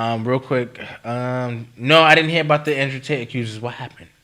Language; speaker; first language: English; native; English